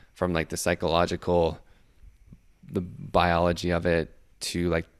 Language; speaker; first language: English; native; English